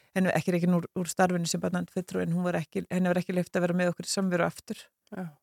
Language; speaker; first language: Icelandic; native; Icelandic